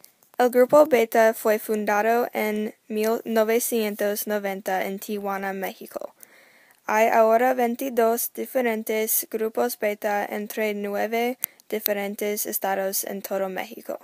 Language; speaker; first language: Spanish; non-native, learner; English